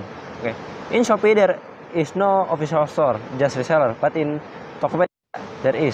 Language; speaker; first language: English; non-native, learner; Indonesian